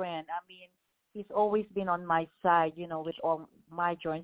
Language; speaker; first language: English; non-native, local second language; Filipino